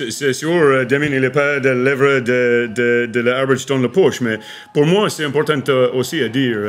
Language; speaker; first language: French; non-native, learner; English